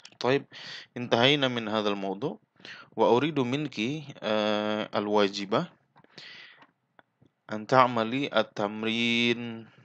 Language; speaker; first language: Arabic; non-native, fluent; Malay